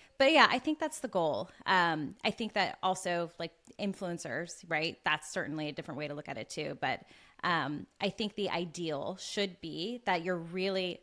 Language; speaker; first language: English; native; English